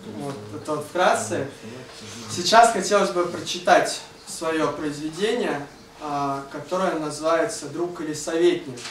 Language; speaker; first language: Russian; native; Russian